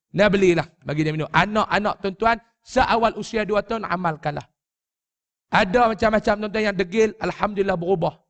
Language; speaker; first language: Malay; native; Malay